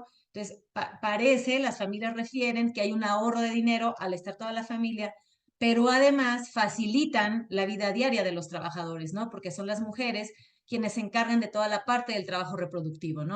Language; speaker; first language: Spanish; native; Spanish